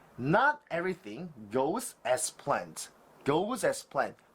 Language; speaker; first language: English; non-native, fluent; Korean